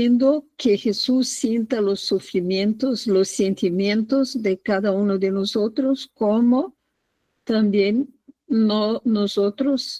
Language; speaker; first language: Spanish; non-native, fluent; Portuguese